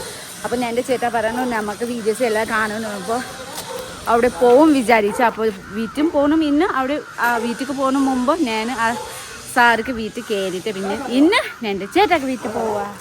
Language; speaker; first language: Malayalam; non-native, learner; Nepali